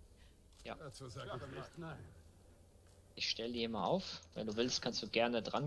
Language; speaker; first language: German; native; German